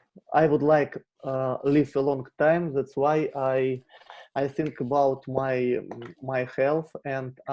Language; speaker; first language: English; non-native, learner; Russian